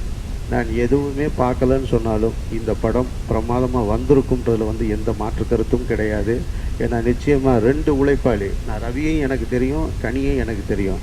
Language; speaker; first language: Tamil; native; Tamil